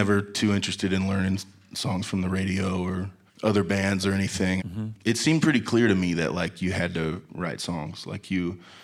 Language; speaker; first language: English; native; English